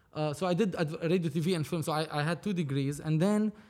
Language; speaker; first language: English; non-native, fluent; Arabic